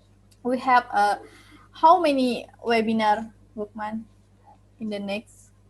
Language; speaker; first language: English; non-native, learner; Indonesian